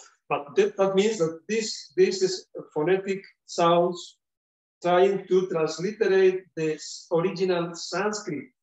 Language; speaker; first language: English; non-native, fluent; Spanish